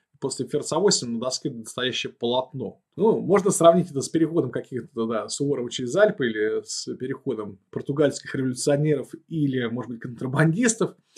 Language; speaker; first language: Russian; native; Russian